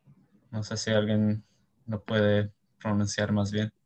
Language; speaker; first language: Spanish; early bilingual, heritage; Spanish